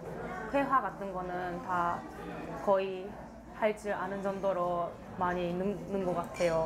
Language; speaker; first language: Korean; early bilingual, heritage; Japanese